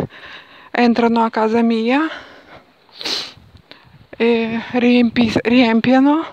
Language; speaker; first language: Italian; non-native, learner; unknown